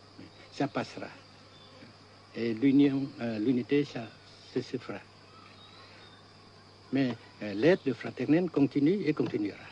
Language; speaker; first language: French; non-native, local second language; Vietnamese